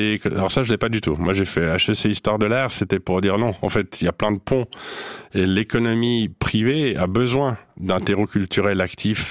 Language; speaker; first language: French; non-native, local second language; Swiss German